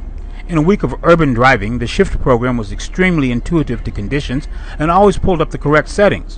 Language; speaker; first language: English; native; English